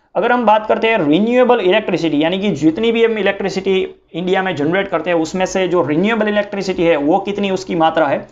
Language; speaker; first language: Hindi; non-native, local second language; Gujarati